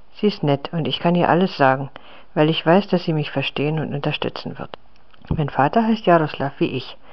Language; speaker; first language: German; non-native, fluent; Czech